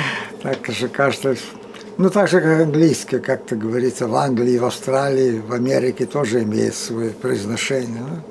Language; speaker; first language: Russian; early bilingual, heritage; Russian